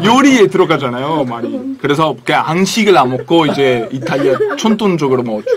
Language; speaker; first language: Korean; non-native, fluent; Italian